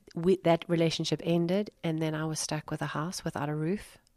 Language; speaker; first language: English; native; English